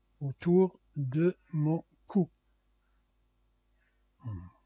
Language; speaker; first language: French; non-native, local second language; Arabic